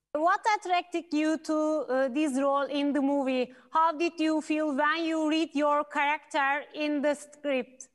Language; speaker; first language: English; non-native, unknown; Turkish